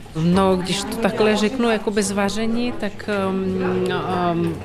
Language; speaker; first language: Czech; non-native, fluent; Ukrainian